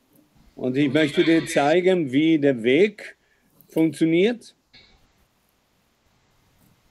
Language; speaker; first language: German; non-native, fluent; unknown